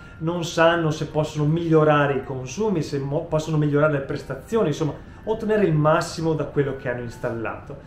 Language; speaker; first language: Italian; native; Italian